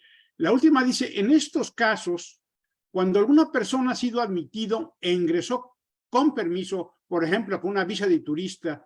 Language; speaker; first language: Spanish; native; Spanish